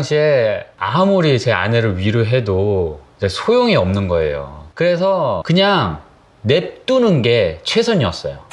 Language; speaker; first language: Korean; native; Korean